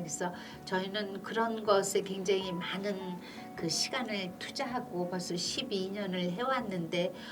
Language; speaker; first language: Korean; native; Korean